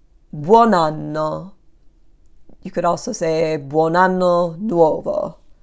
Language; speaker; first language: Italian; non-native, fluent; English